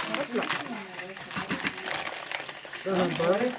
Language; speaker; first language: French; native; French